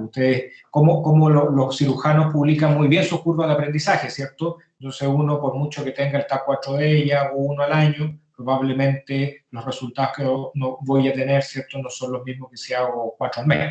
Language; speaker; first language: Spanish; native; Spanish